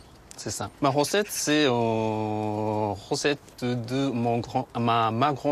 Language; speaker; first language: French; non-native, learner; Japanese